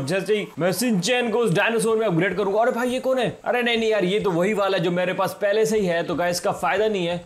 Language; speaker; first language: Hindi; native; Hindi